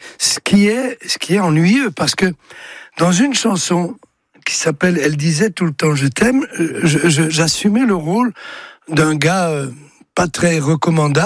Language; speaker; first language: French; native; French